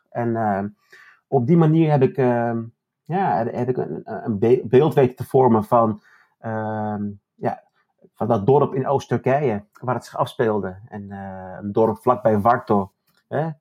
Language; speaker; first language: Dutch; early bilingual, other home language; Turkish